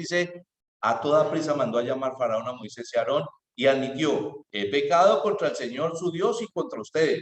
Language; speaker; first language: Spanish; native; Spanish